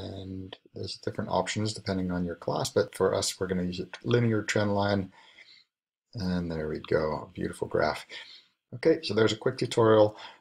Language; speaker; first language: English; native; English